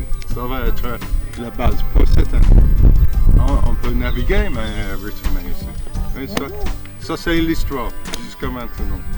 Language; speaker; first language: French; non-native, fluent; English